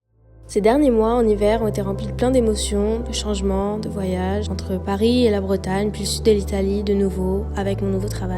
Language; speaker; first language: French; native; French